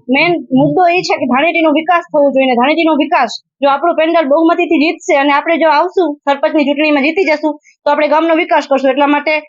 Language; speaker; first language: Gujarati; native; Gujarati